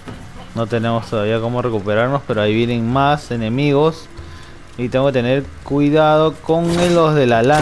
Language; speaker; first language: Spanish; native; Spanish